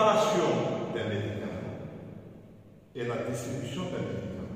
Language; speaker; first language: French; non-native, local second language; Arabic